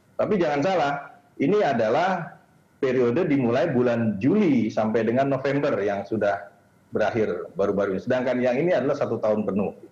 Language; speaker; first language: Indonesian; native; Indonesian